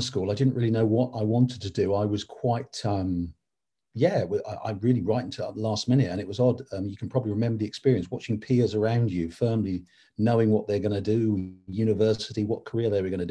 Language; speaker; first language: English; native; English